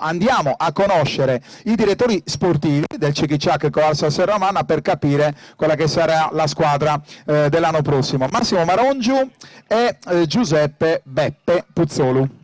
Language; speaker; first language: Italian; native; Italian